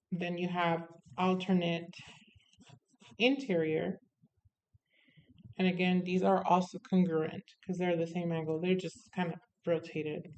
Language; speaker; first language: English; native; English